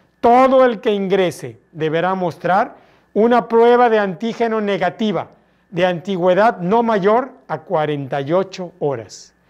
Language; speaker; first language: Spanish; native; Spanish